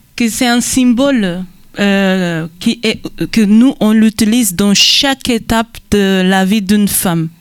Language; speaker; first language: French; non-native, fluent; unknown